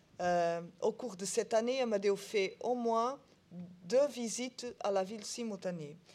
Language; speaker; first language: French; non-native, learner; Portuguese